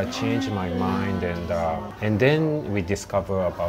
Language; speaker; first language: English; non-native, fluent; Japanese